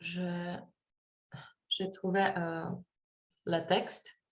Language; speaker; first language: French; non-native, learner; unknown